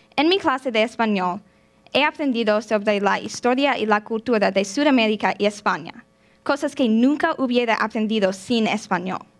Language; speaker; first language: Spanish; non-native, fluent; English